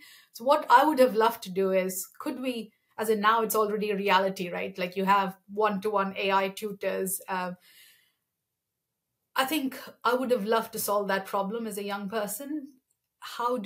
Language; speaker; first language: English; non-native, local second language; Malayalam